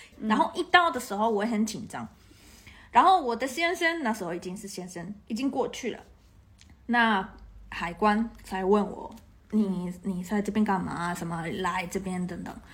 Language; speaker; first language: Chinese; non-native, fluent; Spanish